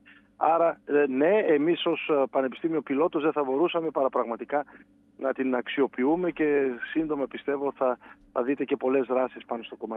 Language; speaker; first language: Greek; native; Greek